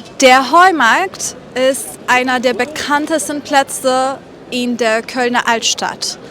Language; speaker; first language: German; non-native, fluent; Persian